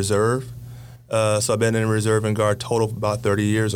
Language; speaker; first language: English; native; English